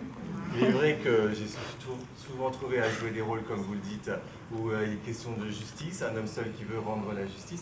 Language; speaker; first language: French; non-native, learner; Danish